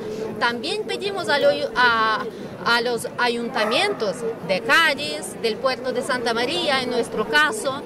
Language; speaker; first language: Spanish; non-native, fluent; Ukrainian